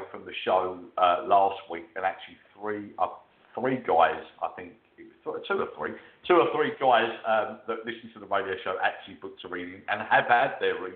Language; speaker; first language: English; native; English